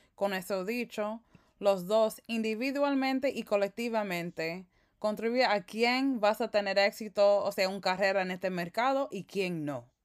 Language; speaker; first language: Spanish; early bilingual, heritage; Spanish